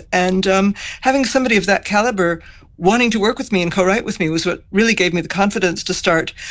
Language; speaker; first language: English; native; English